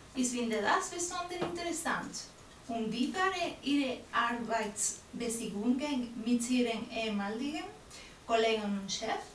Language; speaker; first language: German; non-native, learner; Spanish